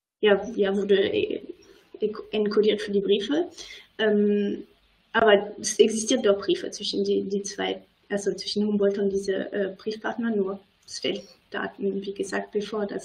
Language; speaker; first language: German; non-native, fluent; French